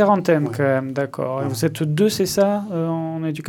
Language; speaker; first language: French; native; French